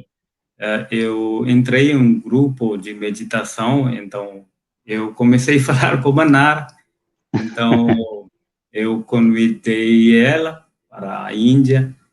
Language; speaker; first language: Portuguese; non-native, fluent; Hindi